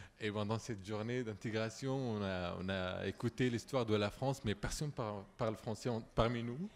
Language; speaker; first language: French; non-native, fluent; Arabic